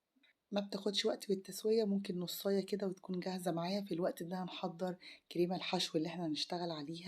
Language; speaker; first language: Arabic; native; Arabic